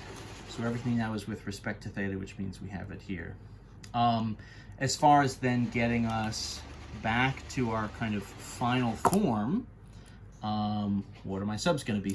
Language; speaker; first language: English; native; English